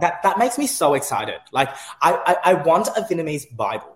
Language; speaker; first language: English; early bilingual, other home language; Vietnamese